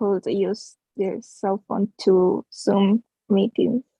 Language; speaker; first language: English; non-native, learner; Spanish